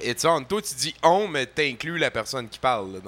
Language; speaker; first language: French; native; French